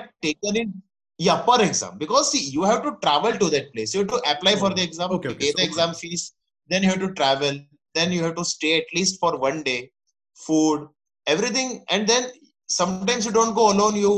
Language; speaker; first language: English; non-native, local second language; Gujarati